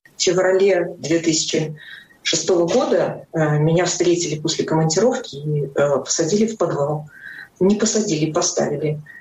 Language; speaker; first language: Russian; native; Russian